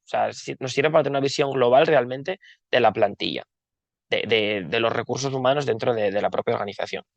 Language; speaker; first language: Spanish; native; Spanish